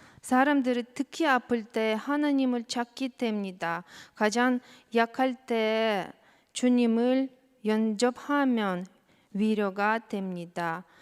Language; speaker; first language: Korean; non-native, learner; Russian